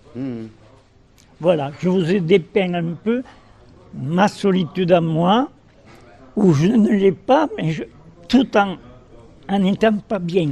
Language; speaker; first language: French; native; French